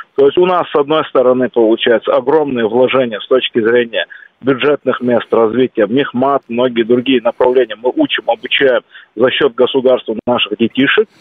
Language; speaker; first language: Russian; non-native, local second language; Kumyk